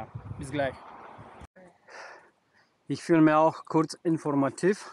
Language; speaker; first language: German; non-native, learner; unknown